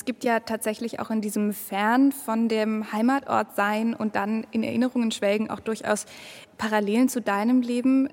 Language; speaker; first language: German; native; German